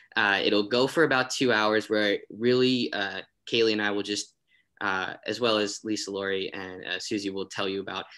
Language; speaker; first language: English; native; English